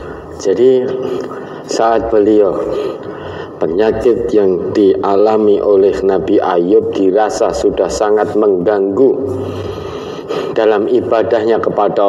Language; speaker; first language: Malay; non-native, local second language; Javanese